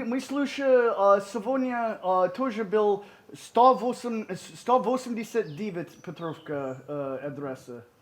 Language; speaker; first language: Russian; non-native, learner; English